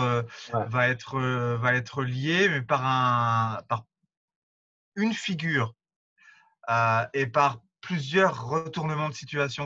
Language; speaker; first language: French; native; French